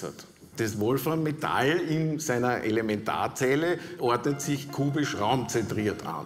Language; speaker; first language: German; native; German